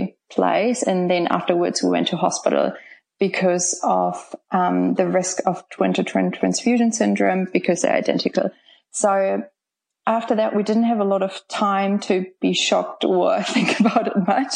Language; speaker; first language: English; non-native, fluent; German